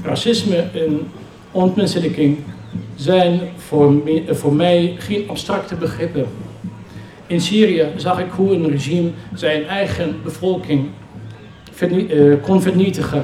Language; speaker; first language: Dutch; non-native, fluent; Arabic